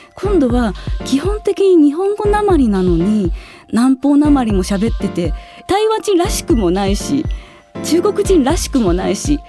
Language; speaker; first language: Japanese; early bilingual, other home language; Chinese